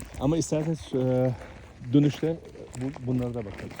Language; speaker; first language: Turkish; non-native, learner; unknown